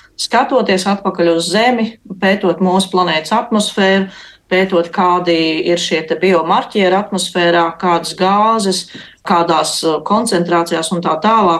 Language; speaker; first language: Latvian; native; Latvian